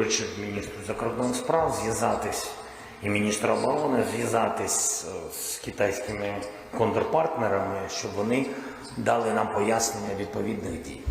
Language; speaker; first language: Ukrainian; non-native, local second language; Russian